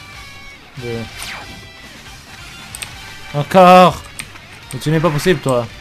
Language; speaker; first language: French; native; French